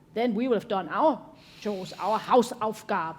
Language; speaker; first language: English; non-native, fluent; Danish